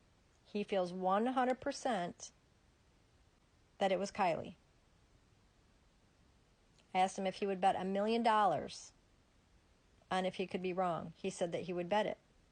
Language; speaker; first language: English; native; English